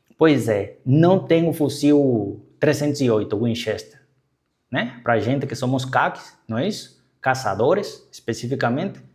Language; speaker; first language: Portuguese; non-native, fluent; Spanish